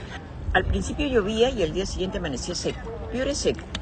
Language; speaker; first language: Spanish; native; Spanish